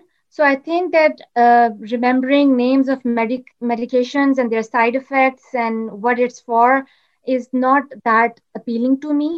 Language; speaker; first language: English; non-native, local second language; Urdu